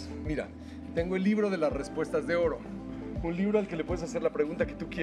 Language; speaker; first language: Spanish; native; Spanish